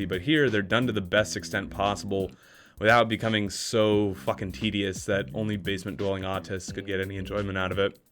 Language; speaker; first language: English; native; English